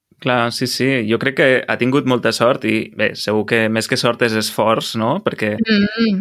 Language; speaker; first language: Catalan; native; Catalan